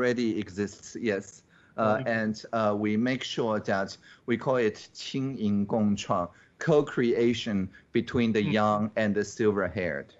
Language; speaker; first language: English; non-native, fluent; Chinese